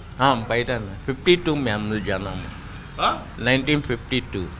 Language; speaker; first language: Hindi; non-native, local second language; Chinese